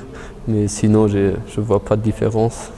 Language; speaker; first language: French; early bilingual, heritage; German